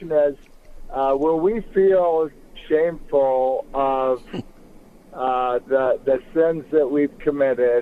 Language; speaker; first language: English; native; English